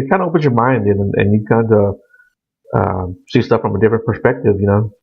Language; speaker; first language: English; native; English